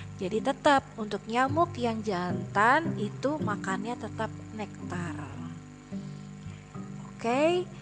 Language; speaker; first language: Indonesian; native; Indonesian